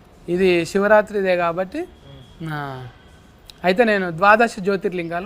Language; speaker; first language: Telugu; native; Telugu